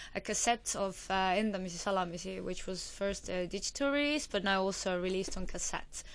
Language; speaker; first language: English; non-native, fluent; Estonian